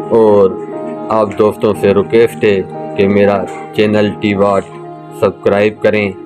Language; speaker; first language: Urdu; non-native, local second language; Sindhi